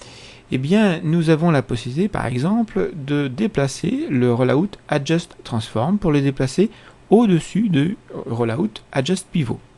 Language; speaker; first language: French; native; French